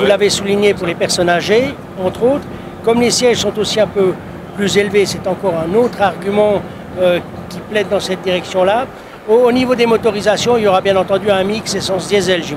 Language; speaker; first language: French; native; French